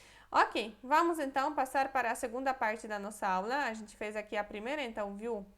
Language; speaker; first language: Portuguese; non-native, fluent; Polish